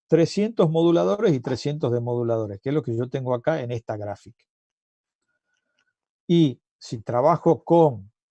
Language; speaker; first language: Spanish; native; Spanish